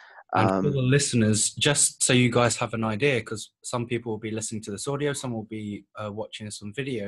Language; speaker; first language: English; native; English